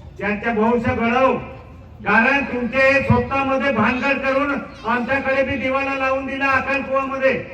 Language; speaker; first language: Marathi; non-native, local second language; Bhili